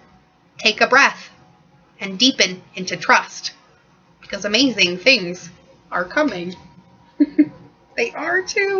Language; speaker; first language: English; native; English